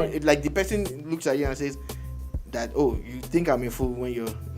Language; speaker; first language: English; non-native, local second language; Yoruba